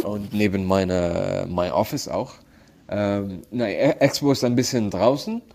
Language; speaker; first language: German; non-native, learner; Arabic